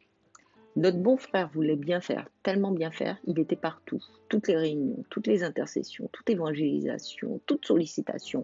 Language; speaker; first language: French; native; French